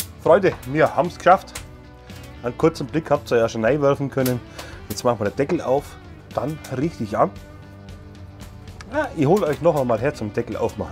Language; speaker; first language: German; native; German